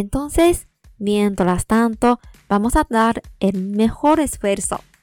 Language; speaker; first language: Spanish; non-native, fluent; Japanese